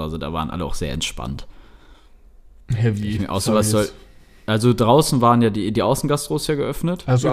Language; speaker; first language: German; native; German